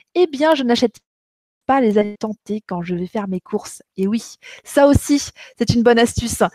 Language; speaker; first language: French; native; French